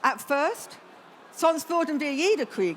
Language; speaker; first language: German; non-native, learner; English